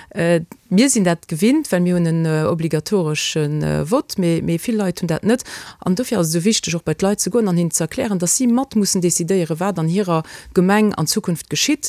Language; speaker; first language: Luxembourgish; native; Luxembourgish